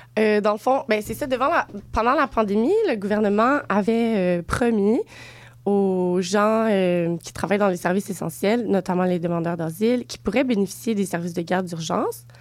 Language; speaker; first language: French; native; French